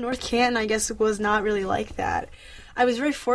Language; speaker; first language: English; early bilingual, other home language; Chinese